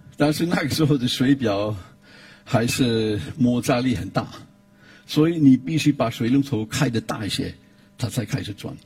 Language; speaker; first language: Chinese; non-native, fluent; German